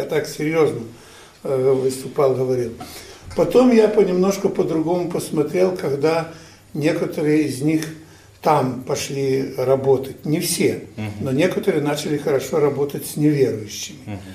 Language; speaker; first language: Russian; non-native, fluent; Ukrainian